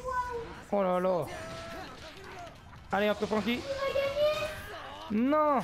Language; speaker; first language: French; native; French